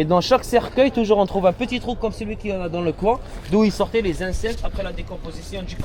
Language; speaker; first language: French; non-native, local second language; Arabic